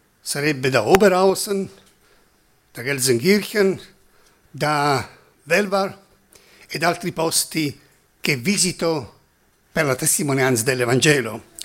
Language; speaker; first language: Italian; non-native, fluent; German